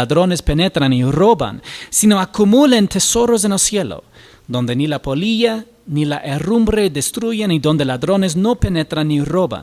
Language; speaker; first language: Spanish; non-native, fluent; English